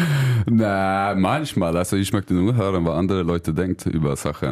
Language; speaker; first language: German; non-native, learner; Swedish